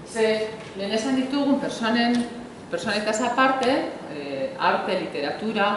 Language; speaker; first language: Basque; native; Basque